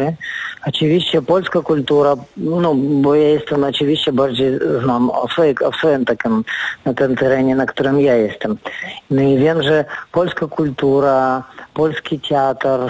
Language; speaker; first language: Polish; non-native, fluent; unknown